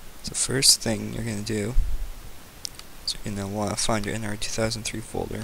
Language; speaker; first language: English; native; English